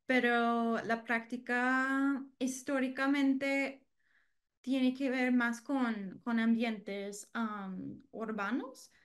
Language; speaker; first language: Spanish; non-native, learner; English